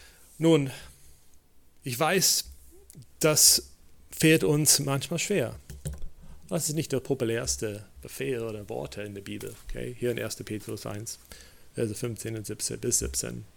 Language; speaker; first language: German; non-native, fluent; English